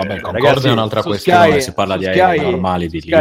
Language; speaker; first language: Italian; native; Italian